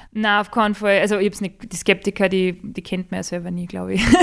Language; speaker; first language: German; native; German